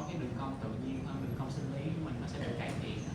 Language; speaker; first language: Vietnamese; native; Vietnamese